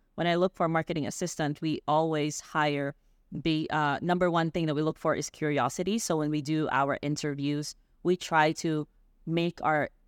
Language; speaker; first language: English; non-native, local second language; Filipino